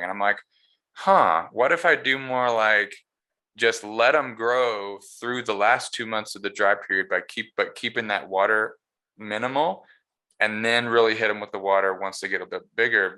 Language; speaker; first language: English; native; English